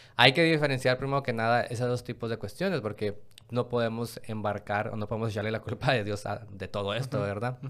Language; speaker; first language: Spanish; native; Spanish